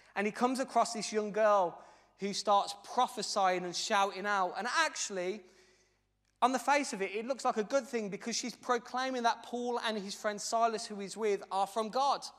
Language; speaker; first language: English; native; English